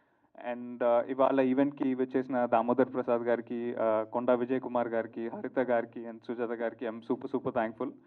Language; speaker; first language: Telugu; native; Telugu